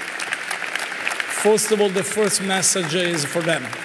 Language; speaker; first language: English; non-native, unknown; Italian